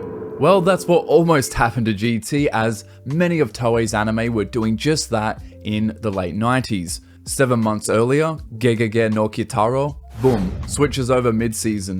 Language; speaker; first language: English; native; English